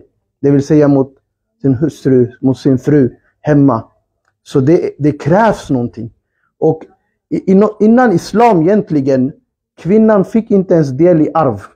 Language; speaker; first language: Swedish; early bilingual, other home language; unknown